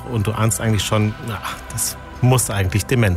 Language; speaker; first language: German; native; German